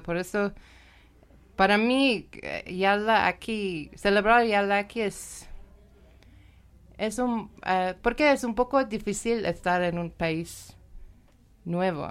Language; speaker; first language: Spanish; non-native, learner; Persian